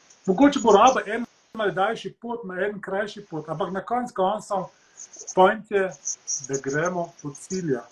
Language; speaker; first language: Slovenian; early bilingual, heritage; Slovenian